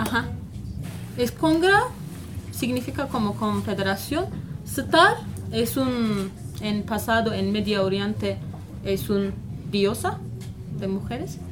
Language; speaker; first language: Spanish; non-native, learner; Kurdish